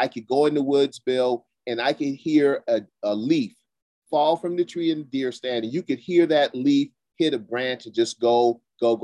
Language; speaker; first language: English; native; English